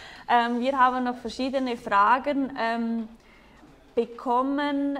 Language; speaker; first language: German; native; German